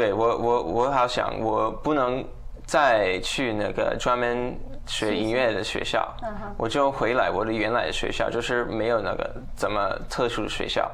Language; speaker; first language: Chinese; non-native, fluent; English